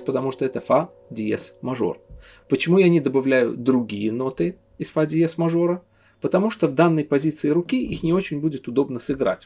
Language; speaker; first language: Russian; native; Russian